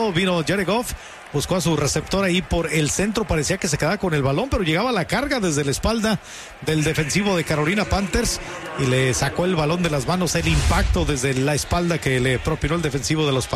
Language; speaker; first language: Spanish; native; Spanish